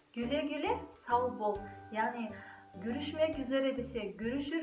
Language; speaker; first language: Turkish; non-native, fluent; Kazakh